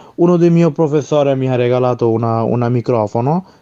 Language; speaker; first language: Italian; non-native, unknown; Bangla